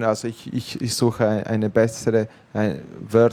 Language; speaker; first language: German; non-native, fluent; Italian